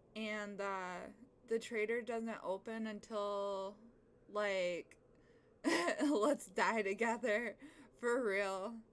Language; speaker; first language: English; native; English